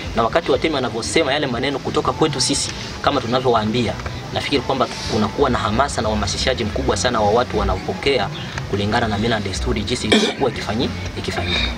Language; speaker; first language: Swahili; non-native, local second language; Bembe